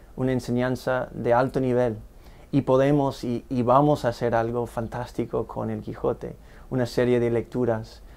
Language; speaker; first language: Spanish; non-native, fluent; English